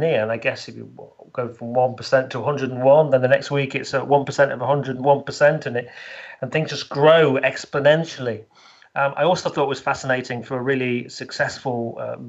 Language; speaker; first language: English; native; English